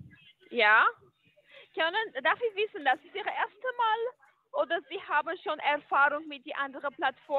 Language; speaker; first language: German; non-native, learner; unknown